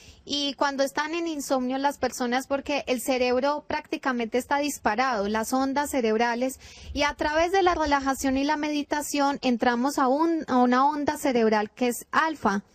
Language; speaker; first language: Spanish; native; Spanish